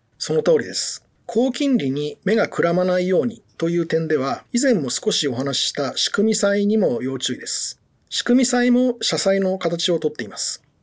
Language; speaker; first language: Japanese; native; Japanese